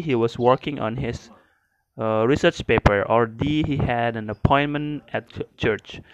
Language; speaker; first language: English; non-native, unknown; Indonesian